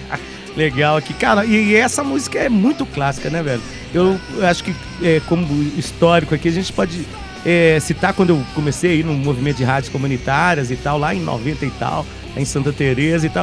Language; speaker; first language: Portuguese; native; Portuguese